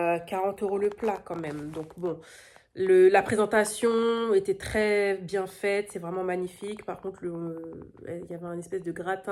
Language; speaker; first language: French; native; French